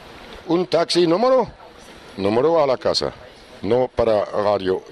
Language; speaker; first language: Spanish; non-native, learner; German